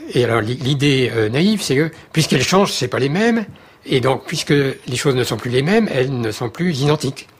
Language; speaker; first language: French; native; French